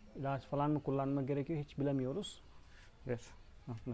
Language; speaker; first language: Turkish; non-native, fluent; Hindi